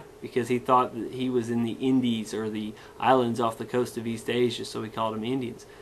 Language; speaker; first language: English; native; English